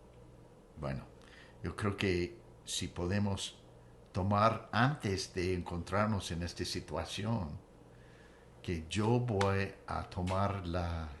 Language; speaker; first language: Spanish; non-native, fluent; English